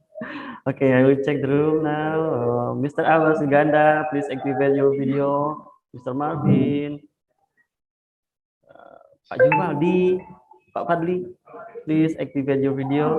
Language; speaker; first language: English; non-native, fluent; Indonesian